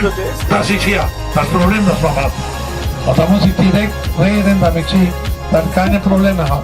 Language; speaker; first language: German; non-native, fluent; Spanish